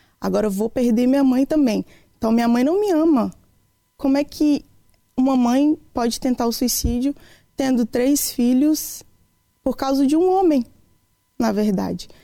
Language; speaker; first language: Portuguese; native; Portuguese